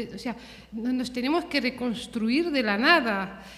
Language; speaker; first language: Spanish; early bilingual, other home language; Romanian